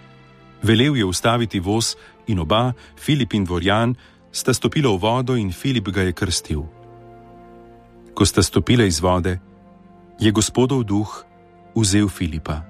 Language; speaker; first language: Slovenian; native; Slovenian